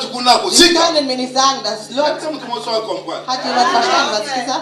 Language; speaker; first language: German; non-native, fluent; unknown